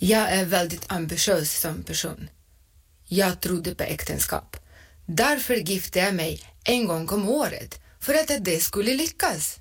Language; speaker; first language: Swedish; non-native, fluent; Russian